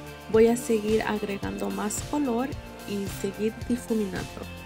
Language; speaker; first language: Spanish; early bilingual, heritage; Spanish